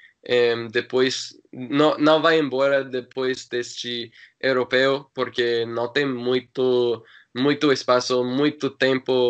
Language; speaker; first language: Portuguese; non-native, learner; English